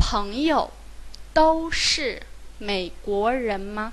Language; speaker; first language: Chinese; native; Chinese